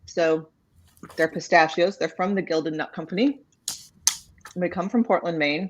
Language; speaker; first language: English; native; English